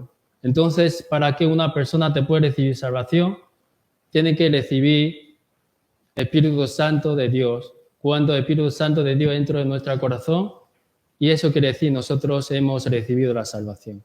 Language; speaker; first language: Spanish; non-native, learner; Korean